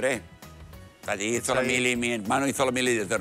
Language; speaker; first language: Spanish; native; Spanish